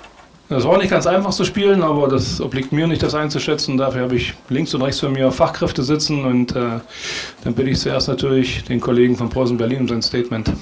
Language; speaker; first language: German; native; German